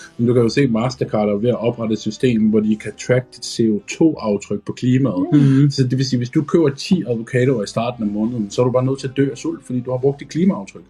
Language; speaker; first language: Danish; early bilingual, other home language; Arabic